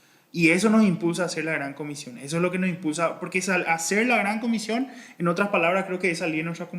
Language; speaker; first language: Spanish; native; Spanish